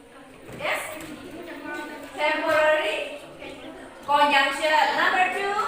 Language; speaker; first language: English; non-native, learner; Indonesian